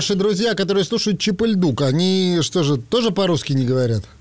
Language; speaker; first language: Russian; native; Russian